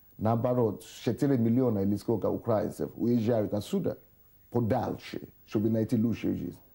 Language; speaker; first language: Russian; non-native, fluent; Yoruba